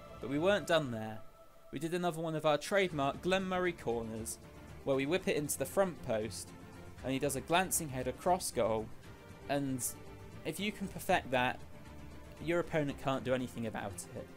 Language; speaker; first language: English; native; English